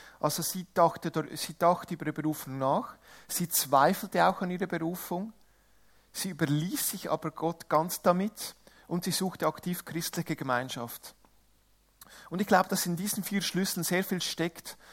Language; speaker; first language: German; non-native, local second language; Italian